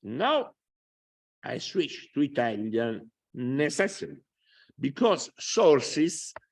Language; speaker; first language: English; non-native, fluent; Italian